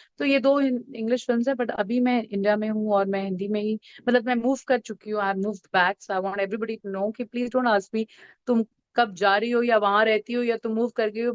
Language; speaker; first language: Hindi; non-native, local second language; Bhojpuri